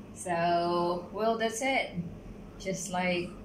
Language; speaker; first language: English; non-native, local second language; Cebuano